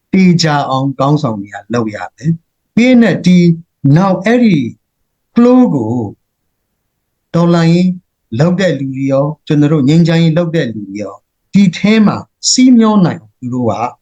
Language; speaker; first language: Burmese; non-native, local second language; Hakha Chin